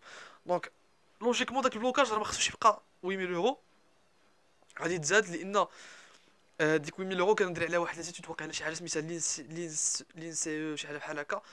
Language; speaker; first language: Arabic; native; Arabic